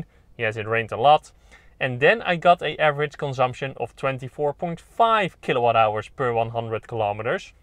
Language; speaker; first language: English; non-native, fluent; Dutch